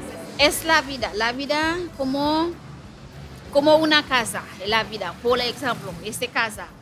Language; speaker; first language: Spanish; non-native, learner; Haitian Creole